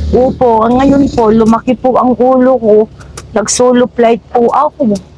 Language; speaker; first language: Filipino; non-native, local second language; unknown